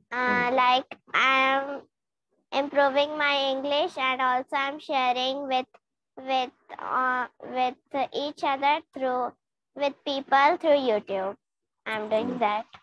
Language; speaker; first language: English; non-native, learner; Hindi